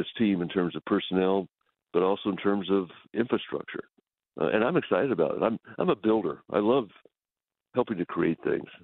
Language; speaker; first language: English; native; English